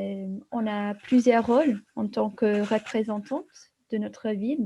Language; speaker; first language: French; non-native, fluent; English